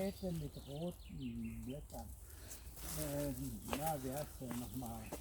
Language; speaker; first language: German; non-native, learner; Turkish